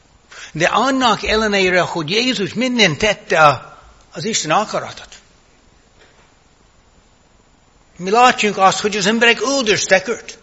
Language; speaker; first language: Hungarian; non-native, fluent; English